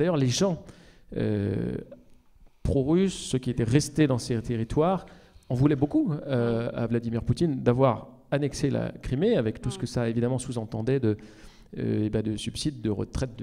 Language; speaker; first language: French; native; French